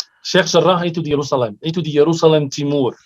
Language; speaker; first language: Indonesian; non-native, fluent; Arabic